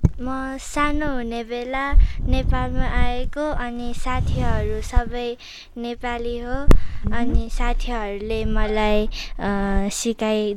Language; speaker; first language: Nepali; early bilingual, other home language; Chinese